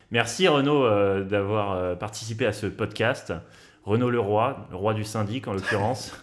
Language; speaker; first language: French; native; French